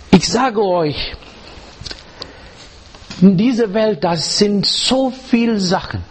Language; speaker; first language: German; non-native, learner; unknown